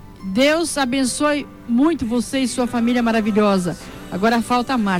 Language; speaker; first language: Portuguese; native; Portuguese